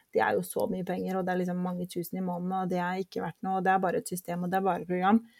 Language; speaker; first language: Norwegian; early bilingual, heritage; Norwegian